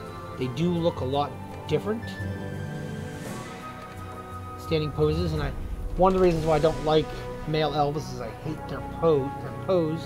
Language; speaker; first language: English; native; English